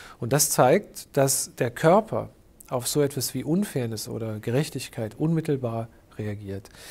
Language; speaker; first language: German; native; German